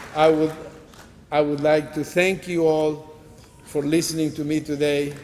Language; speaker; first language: English; non-native, fluent; Spanish